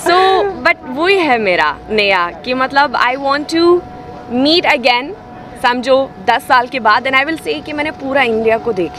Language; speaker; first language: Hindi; non-native, fluent; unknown